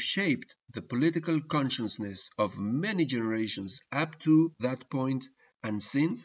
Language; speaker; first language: English; early bilingual, other home language; Spanish